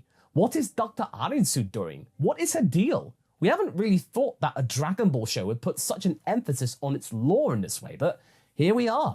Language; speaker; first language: English; native; English